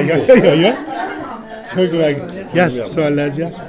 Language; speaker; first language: Turkish; non-native, learner; Uzbek